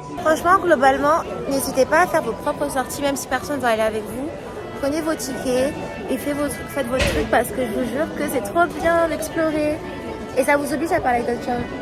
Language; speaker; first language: French; early bilingual, other home language; Arabic